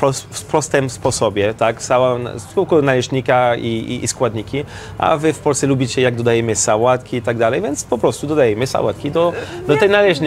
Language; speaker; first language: Polish; non-native, learner; French